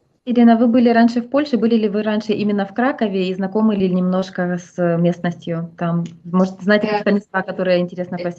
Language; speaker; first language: Russian; native; Russian